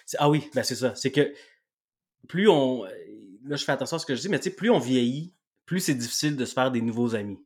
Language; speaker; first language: French; native; French